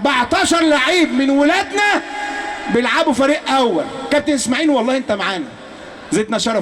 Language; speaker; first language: Arabic; native; Arabic